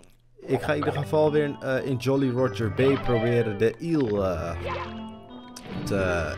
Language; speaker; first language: Dutch; native; Dutch